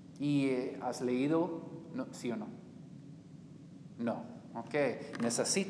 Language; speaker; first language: Spanish; non-native, learner; English